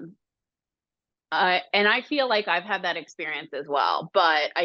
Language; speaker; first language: English; native; English